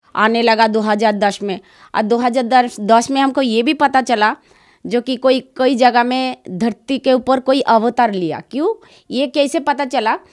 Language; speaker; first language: Hindi; non-native, local second language; Bangla